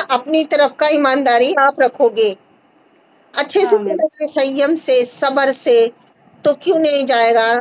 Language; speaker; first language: Hindi; native; Hindi